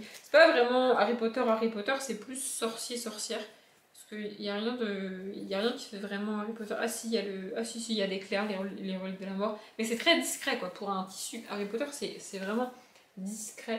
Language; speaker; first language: French; native; French